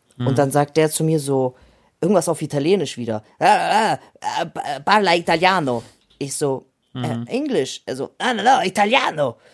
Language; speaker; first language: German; early bilingual, other home language; Russian